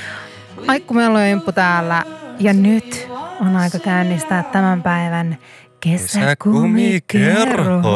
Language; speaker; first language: Finnish; native; Finnish